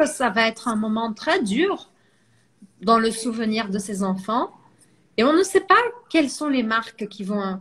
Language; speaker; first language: French; non-native, fluent; Portuguese